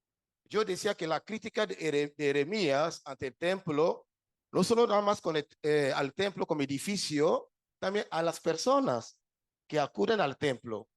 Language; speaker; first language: Spanish; non-native, fluent; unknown